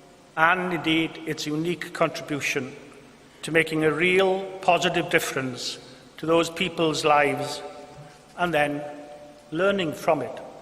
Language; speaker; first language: English; non-native, local second language; Welsh